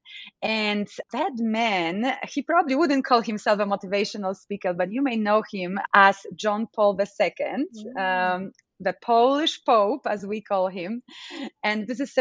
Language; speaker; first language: English; non-native, fluent; Polish